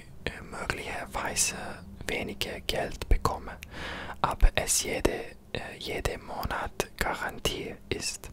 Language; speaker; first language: German; non-native, learner; English